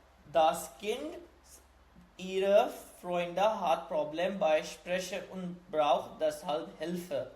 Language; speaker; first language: German; non-native, learner; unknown